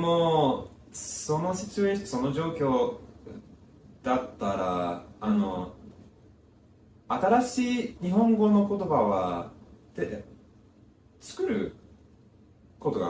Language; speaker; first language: Japanese; non-native, learner; English